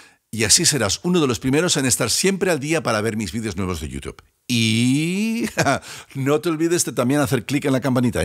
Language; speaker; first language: Spanish; native; Spanish